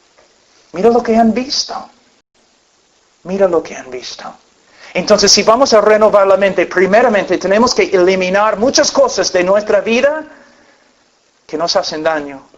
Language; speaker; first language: Spanish; non-native, fluent; English